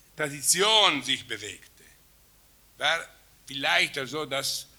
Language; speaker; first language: German; non-native, learner; Italian